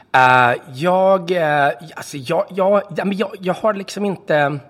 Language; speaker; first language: Swedish; native; Swedish